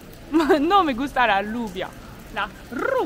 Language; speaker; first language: Spanish; non-native, learner; French